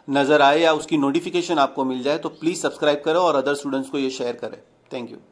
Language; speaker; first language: Hindi; non-native, local second language; Gujarati